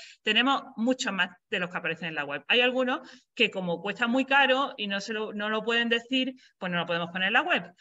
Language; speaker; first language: Spanish; native; Spanish